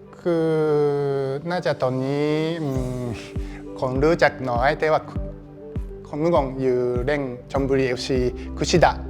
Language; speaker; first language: Thai; non-native, learner; Japanese